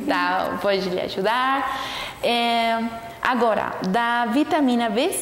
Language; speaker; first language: Portuguese; non-native, learner; Spanish